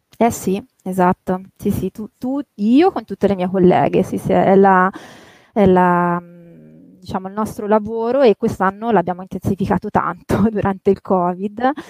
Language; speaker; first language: Italian; native; Italian